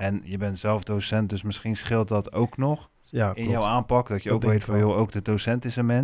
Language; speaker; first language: Dutch; native; Dutch